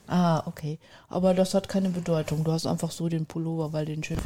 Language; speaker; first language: German; native; German